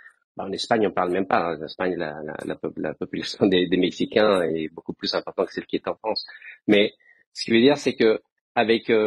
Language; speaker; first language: French; non-native, fluent; Spanish